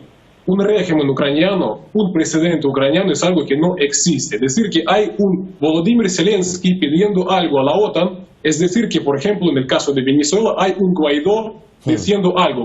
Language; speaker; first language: Spanish; non-native, fluent; Russian